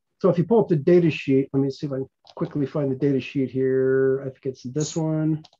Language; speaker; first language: English; native; English